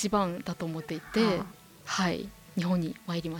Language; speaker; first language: Japanese; non-native, fluent; Chinese